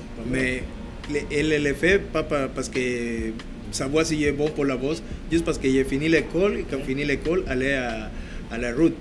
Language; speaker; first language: French; non-native, learner; Spanish